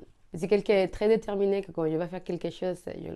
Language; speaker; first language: French; non-native, learner; Spanish